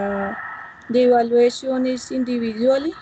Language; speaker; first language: English; non-native, learner; Spanish